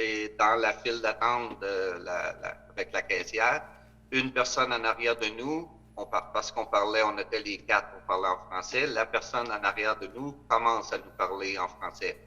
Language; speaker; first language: French; native; French